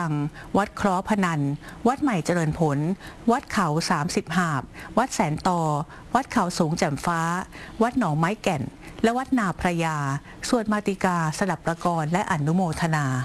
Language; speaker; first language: Thai; native; Thai